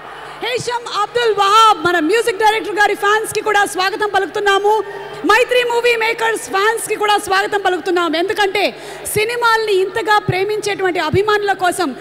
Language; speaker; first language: Telugu; native; Telugu